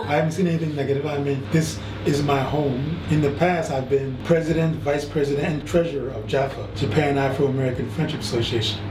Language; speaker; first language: English; native; English